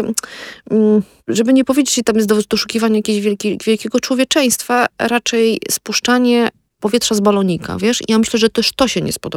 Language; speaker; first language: Polish; native; Polish